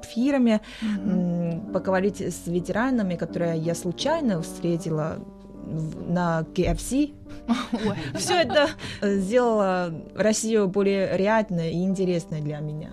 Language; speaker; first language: Russian; non-native, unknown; Chinese